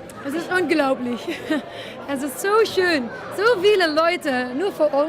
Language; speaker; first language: German; non-native, learner; Dutch